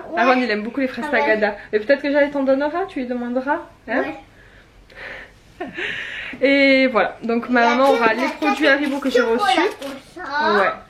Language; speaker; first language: French; native; French